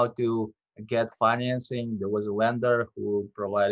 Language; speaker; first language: English; non-native, fluent; Russian